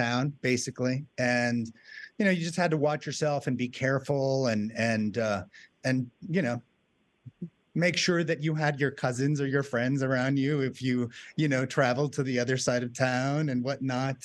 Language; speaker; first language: English; native; English